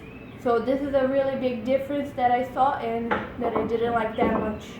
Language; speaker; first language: English; non-native, fluent; Portuguese